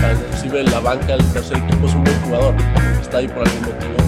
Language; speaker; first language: Spanish; native; Spanish